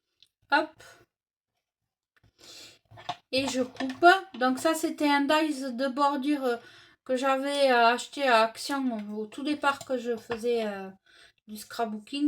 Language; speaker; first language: French; native; French